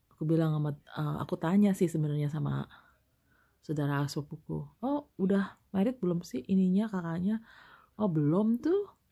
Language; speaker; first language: Indonesian; native; Indonesian